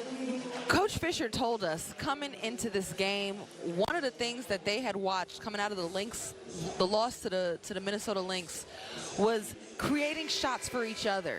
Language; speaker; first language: English; native; English